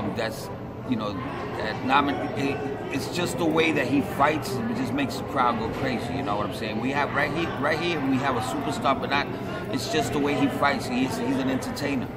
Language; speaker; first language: English; native; English